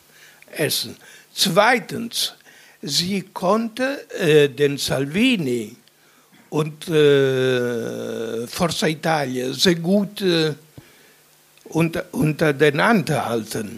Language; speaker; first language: German; non-native, fluent; Italian